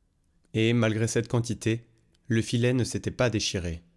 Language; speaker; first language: French; native; French